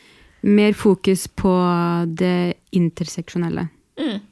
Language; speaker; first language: Norwegian; early bilingual, other home language; Arabic